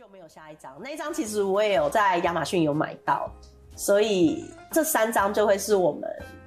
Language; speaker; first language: Chinese; non-native, local second language; Min Nan Chinese